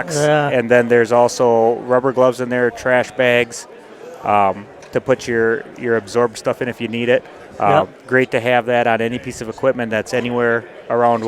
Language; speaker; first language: English; native; English